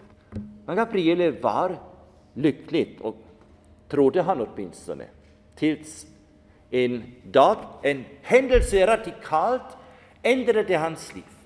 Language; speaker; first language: Swedish; non-native, fluent; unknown